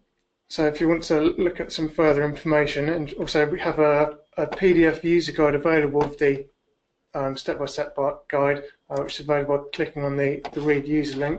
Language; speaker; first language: English; native; English